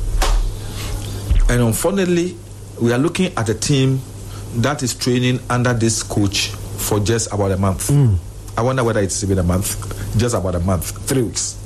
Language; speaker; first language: English; non-native, local second language; Ga